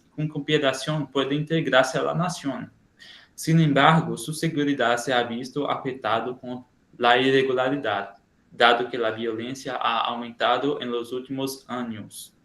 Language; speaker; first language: Spanish; non-native, learner; Portuguese